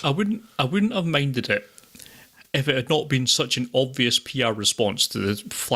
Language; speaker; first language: English; native; English